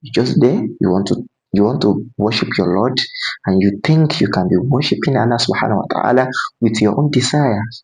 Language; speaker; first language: English; non-native, local second language; Yoruba